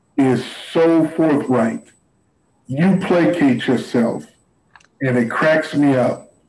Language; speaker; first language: English; native; English